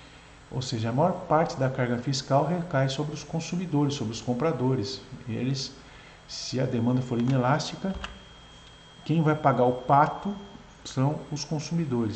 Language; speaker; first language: Portuguese; native; Portuguese